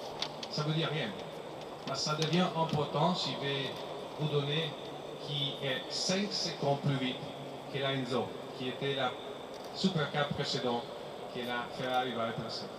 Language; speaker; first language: French; non-native, fluent; Italian